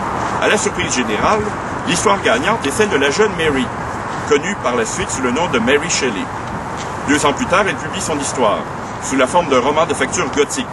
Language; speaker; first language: French; native; French